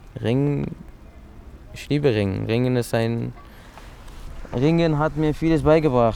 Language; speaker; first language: German; early bilingual, other home language; Persian